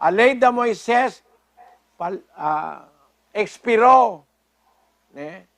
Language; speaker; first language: Portuguese; non-native, fluent; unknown